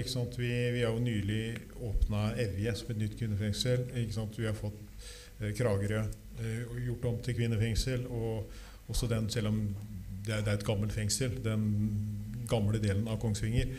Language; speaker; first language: Norwegian; native; Norwegian